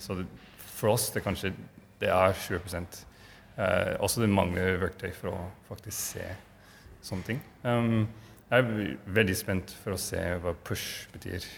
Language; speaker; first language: Norwegian; non-native, fluent; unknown